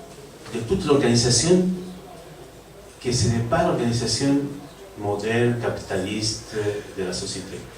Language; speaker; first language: French; non-native, learner; Spanish